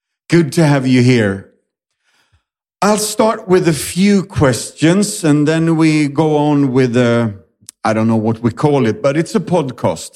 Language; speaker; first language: English; non-native, fluent; Swedish